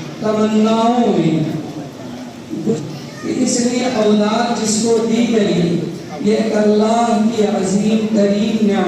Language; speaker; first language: Urdu; native; Urdu